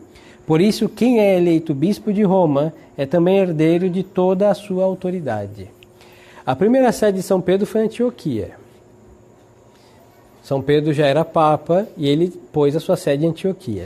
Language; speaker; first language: Portuguese; native; Portuguese